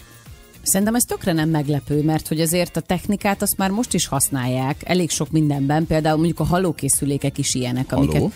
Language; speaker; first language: Hungarian; native; Hungarian